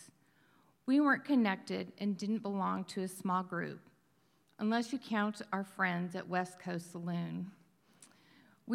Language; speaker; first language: English; native; English